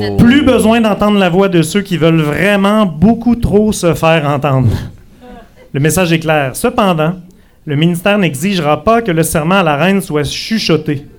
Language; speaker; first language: French; native; French